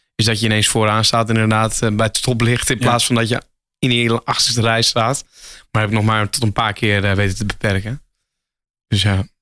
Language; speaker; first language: Dutch; native; Dutch